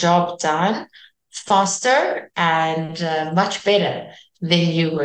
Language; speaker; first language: English; non-native, local second language; Afrikaans